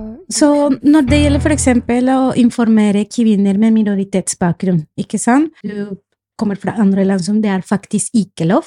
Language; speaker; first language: Norwegian; non-native, fluent; Spanish